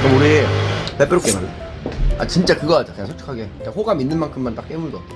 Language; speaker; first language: Korean; native; Korean